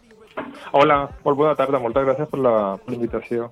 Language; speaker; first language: Catalan; non-native, local second language; Spanish